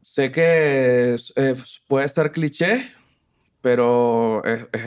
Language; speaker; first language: Spanish; native; Spanish